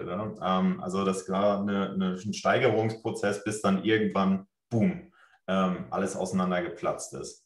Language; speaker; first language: German; native; German